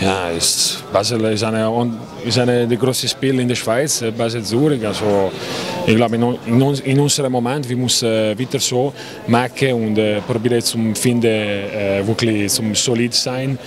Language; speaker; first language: German; non-native, fluent; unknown